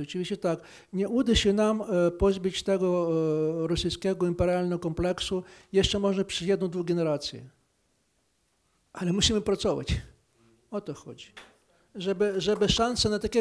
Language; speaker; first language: Polish; non-native, fluent; Ukrainian